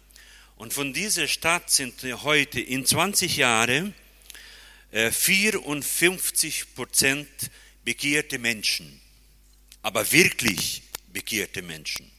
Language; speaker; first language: German; early bilingual, heritage; German